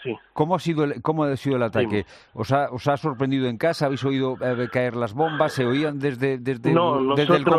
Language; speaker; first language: Spanish; native; Spanish